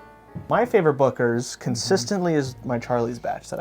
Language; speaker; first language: English; native; English